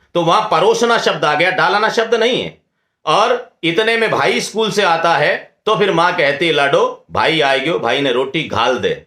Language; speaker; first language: Hindi; non-native, local second language; Rajasthani